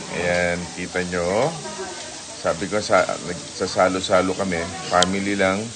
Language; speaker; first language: Filipino; native; Filipino